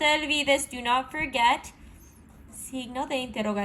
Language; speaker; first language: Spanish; non-native, fluent; English